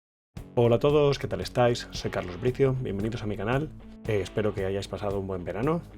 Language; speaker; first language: Spanish; native; Spanish